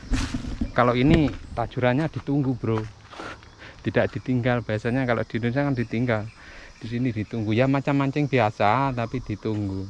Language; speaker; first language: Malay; non-native, local second language; Javanese